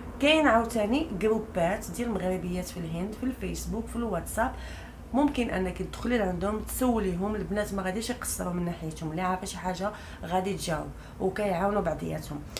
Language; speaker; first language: Arabic; native; Arabic